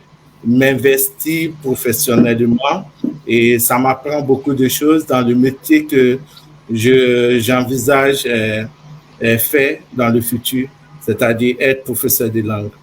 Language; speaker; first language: French; non-native, fluent; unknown